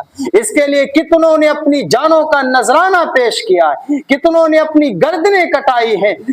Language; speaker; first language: Urdu; native; Urdu